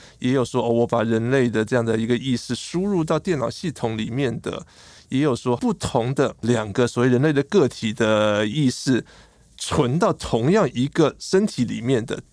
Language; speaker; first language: Chinese; native; Chinese